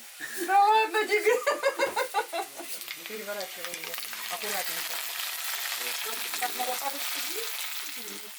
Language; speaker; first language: Russian; native; Russian